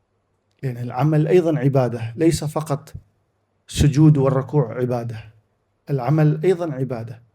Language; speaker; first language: Arabic; native; Arabic